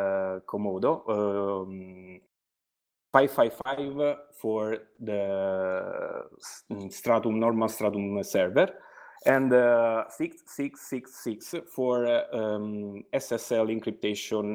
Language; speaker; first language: English; non-native, learner; Italian